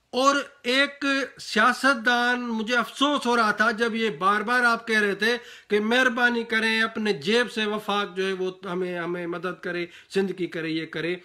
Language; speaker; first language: Urdu; non-native, local second language; Sindhi